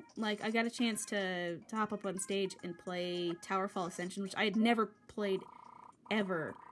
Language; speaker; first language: English; native; English